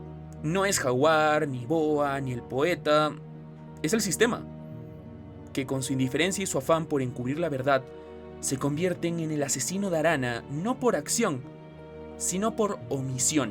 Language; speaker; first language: Spanish; native; Spanish